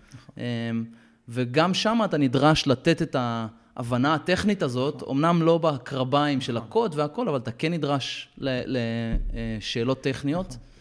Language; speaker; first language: Hebrew; native; Hebrew